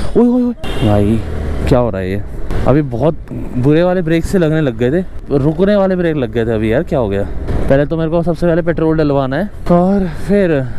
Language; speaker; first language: Hindi; native; Hindi